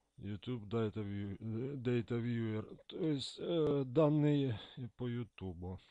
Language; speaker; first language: Russian; native; Russian